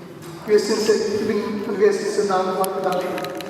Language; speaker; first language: German; non-native, learner; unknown